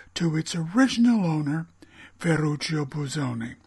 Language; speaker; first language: English; native; English